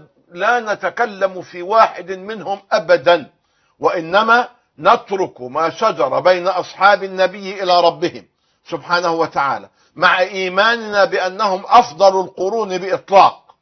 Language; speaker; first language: Arabic; native; Arabic